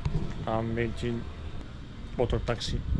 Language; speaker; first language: English; non-native, learner; Turkish